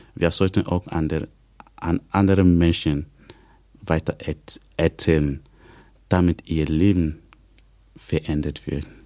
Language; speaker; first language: German; non-native, learner; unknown